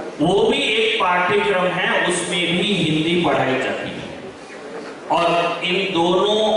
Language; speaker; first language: Hindi; non-native, local second language; Kannada